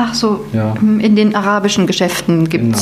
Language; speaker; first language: German; native; German